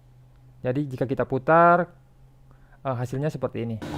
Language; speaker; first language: Indonesian; native; Indonesian